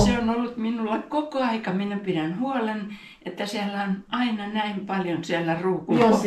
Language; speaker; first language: Finnish; native; Finnish